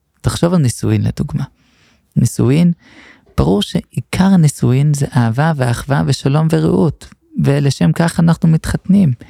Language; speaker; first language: Hebrew; non-native, fluent; English